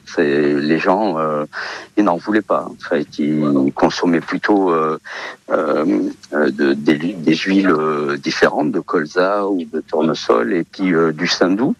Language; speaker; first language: French; early bilingual, other home language; Portuguese